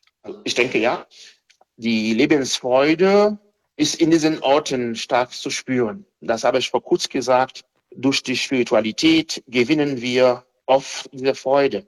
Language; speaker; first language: German; non-native, fluent; Haitian Creole